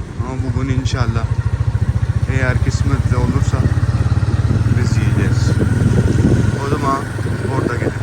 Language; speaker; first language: Turkish; non-native, learner; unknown